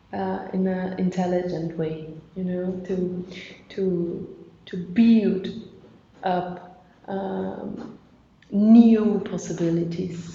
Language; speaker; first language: English; non-native, fluent; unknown